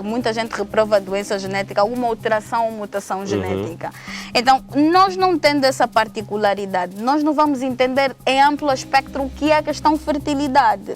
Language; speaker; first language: Portuguese; native; Portuguese